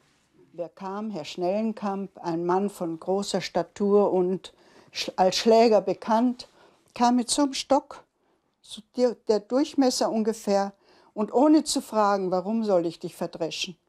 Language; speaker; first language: German; native; German